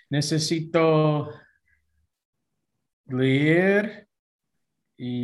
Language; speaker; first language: Spanish; non-native, learner; English